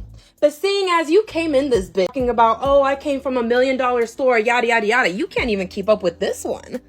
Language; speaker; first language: English; native; English